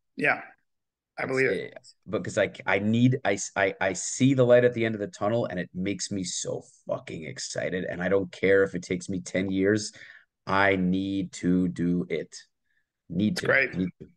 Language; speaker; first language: English; native; English